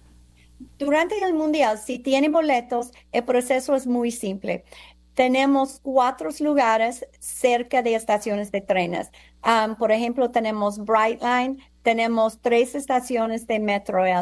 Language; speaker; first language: Spanish; non-native, fluent; English